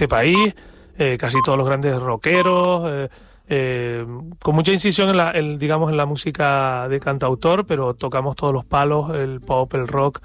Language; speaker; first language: Spanish; native; Spanish